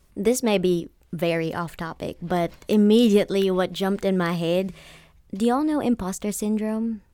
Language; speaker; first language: English; non-native, local second language; Filipino